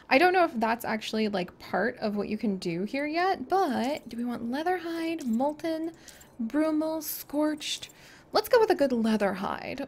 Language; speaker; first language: English; native; English